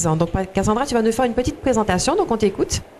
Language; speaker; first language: French; native; French